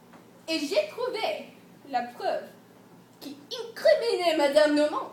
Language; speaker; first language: French; non-native, learner; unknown